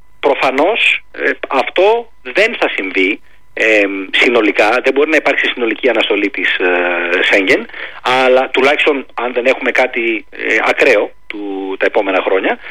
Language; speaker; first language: Greek; native; Greek